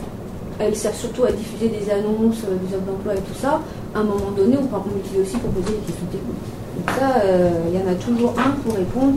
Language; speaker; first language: French; native; French